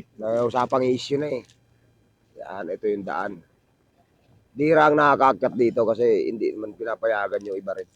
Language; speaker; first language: Filipino; non-native, local second language; Cebuano